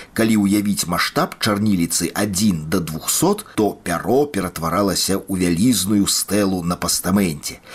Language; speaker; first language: Belarusian; native; Belarusian